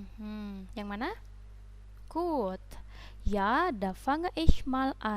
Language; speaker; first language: German; non-native, fluent; Indonesian